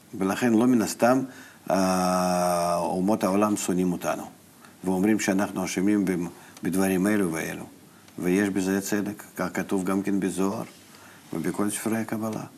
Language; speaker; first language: Hebrew; non-native, fluent; Russian